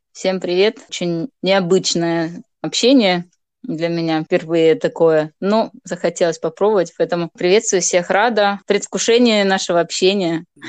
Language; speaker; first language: Russian; non-native, local second language; Gagauz